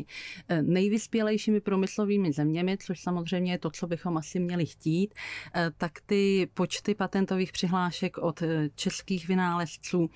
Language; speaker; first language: Czech; native; Czech